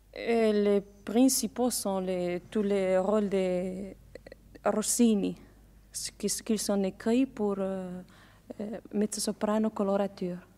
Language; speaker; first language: French; non-native, learner; Spanish